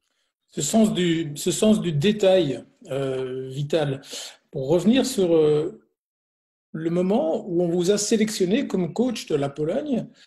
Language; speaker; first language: French; native; French